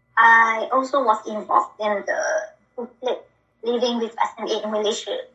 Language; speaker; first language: English; non-native, local second language; Malay